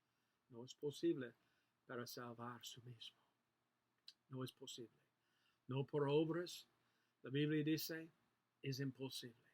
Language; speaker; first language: Spanish; non-native, learner; English